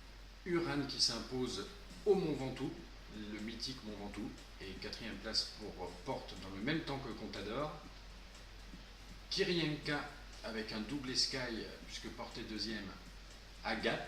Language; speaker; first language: French; native; French